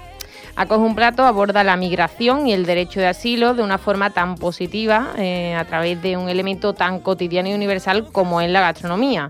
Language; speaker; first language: Spanish; native; Spanish